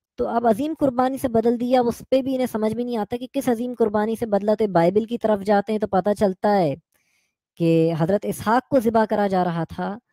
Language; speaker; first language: Hindi; native; Hindi